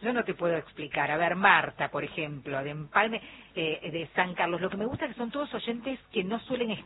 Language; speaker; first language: Spanish; native; Spanish